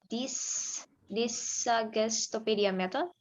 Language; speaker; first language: English; non-native, learner; Indonesian